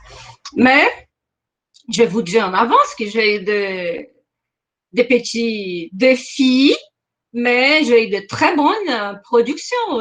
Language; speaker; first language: French; non-native, fluent; Portuguese